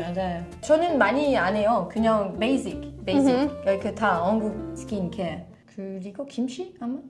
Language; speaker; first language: Korean; non-native, learner; French